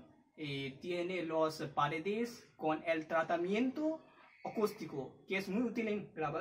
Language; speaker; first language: Spanish; non-native, learner; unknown